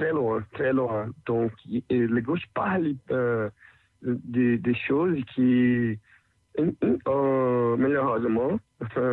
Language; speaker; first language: French; non-native, learner; Portuguese